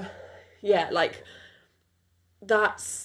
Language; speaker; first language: English; non-native, local second language; French